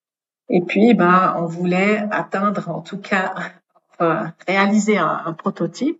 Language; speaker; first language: French; native; French